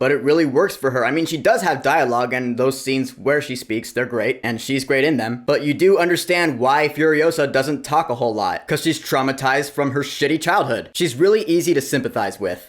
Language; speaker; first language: English; native; English